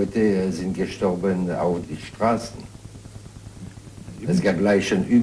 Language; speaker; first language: German; non-native, fluent; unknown